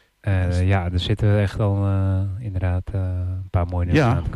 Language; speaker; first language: Dutch; native; Dutch